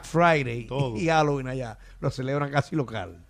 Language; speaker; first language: Spanish; native; Spanish